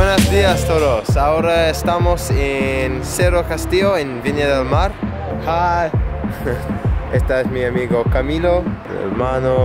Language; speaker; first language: Spanish; non-native, learner; English